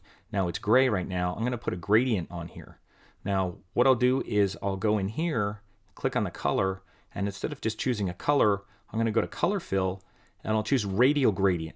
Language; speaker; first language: English; native; English